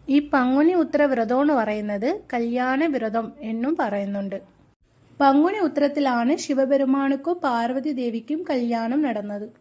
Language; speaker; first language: Malayalam; non-native, local second language; Tamil